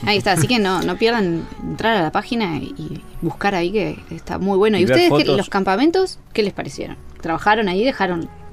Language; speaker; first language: Spanish; native; Spanish